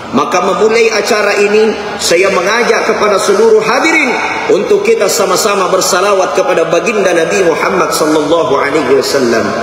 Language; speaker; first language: Malay; non-native, local second language; Buginese